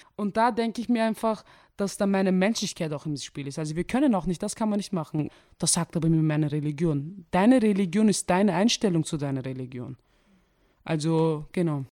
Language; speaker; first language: German; early bilingual, other home language; Turkish